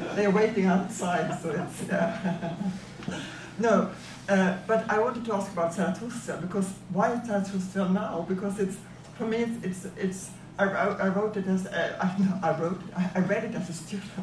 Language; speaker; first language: English; non-native, fluent; Swedish